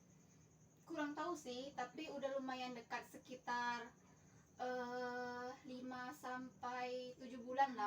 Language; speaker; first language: Indonesian; native; Indonesian